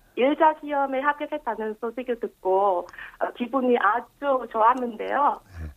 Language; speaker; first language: Korean; non-native, fluent; Vietnamese